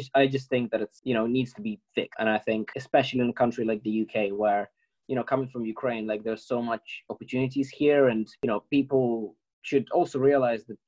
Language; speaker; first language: English; non-native, fluent; Ukrainian